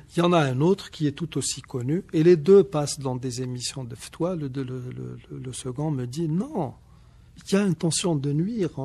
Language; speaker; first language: French; non-native, local second language; Arabic